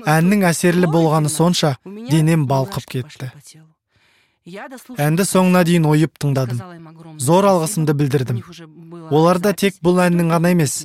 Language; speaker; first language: Kazakh; non-native, local second language; Russian